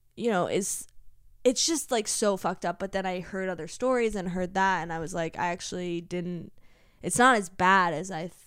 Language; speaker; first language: English; native; English